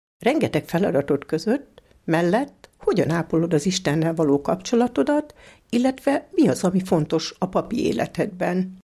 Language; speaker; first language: Hungarian; native; Hungarian